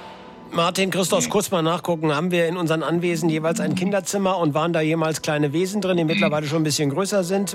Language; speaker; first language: German; native; German